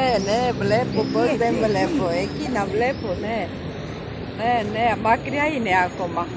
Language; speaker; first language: Greek; non-native, learner; Armenian